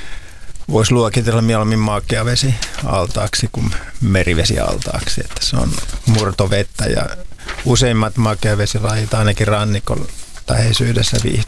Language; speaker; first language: Finnish; native; Finnish